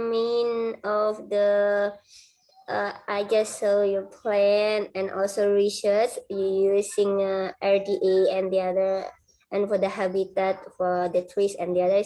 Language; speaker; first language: English; non-native, fluent; Indonesian